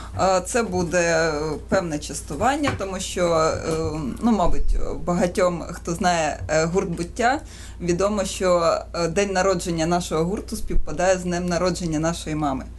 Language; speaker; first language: Ukrainian; native; Ukrainian